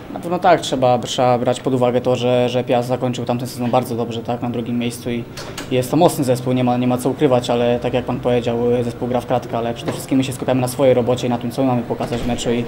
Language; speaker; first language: Polish; native; Polish